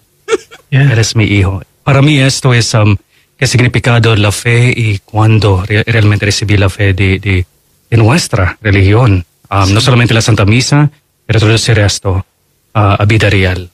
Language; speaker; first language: Spanish; non-native, fluent; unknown